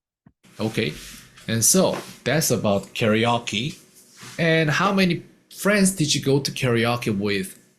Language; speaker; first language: English; non-native, fluent; Korean